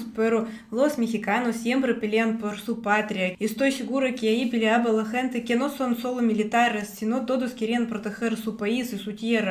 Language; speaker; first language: Spanish; non-native, fluent; Russian